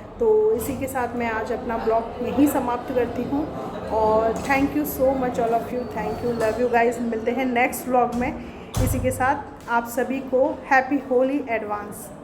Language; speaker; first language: Hindi; native; Hindi